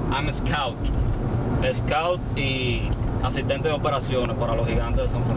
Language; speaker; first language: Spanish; native; Spanish